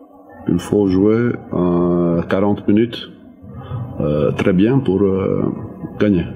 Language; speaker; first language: French; non-native, learner; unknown